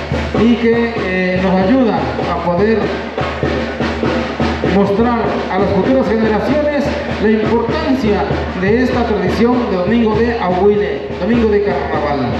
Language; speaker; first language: Spanish; native; Spanish